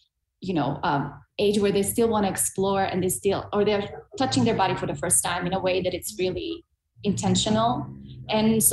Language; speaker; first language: English; non-native, fluent; Serbian